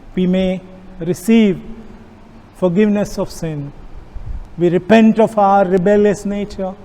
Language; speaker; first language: English; non-native, local second language; Kannada